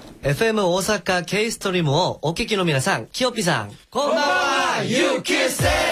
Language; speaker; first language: Japanese; non-native, learner; Korean